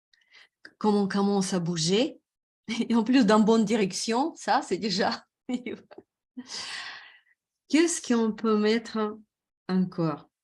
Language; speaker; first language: French; non-native, fluent; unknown